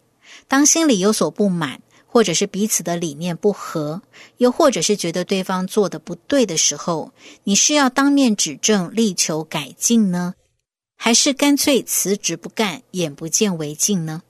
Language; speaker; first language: Chinese; native; Chinese